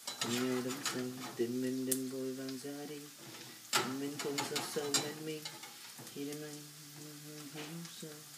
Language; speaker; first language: Vietnamese; early bilingual, heritage; Vietnamese